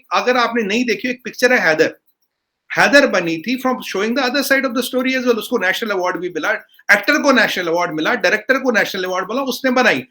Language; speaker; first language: Hindi; non-native, local second language; Kashmiri